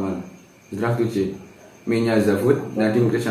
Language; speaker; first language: Russian; non-native, learner; Indonesian